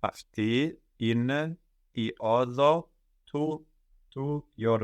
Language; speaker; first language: Greek; non-native, learner; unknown